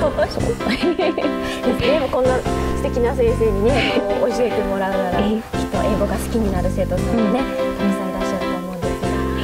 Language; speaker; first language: Japanese; native; Japanese